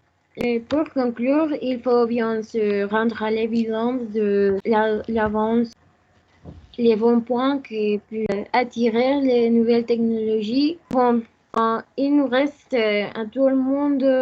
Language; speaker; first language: French; non-native, learner; Spanish